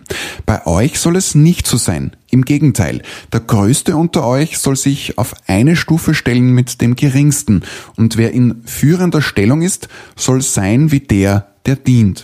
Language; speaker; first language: German; native; German